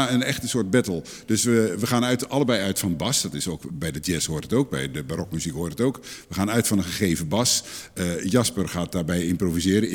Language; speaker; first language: Dutch; native; Dutch